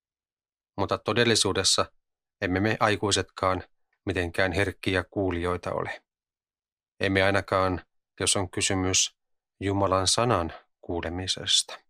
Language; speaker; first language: Finnish; native; Finnish